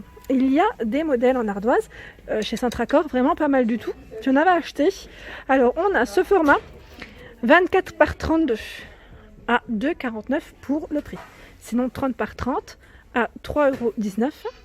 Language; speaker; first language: French; native; French